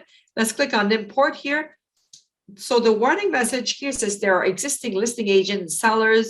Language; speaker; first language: English; native; English